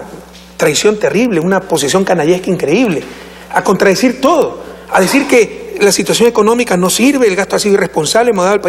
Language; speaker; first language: Spanish; native; Spanish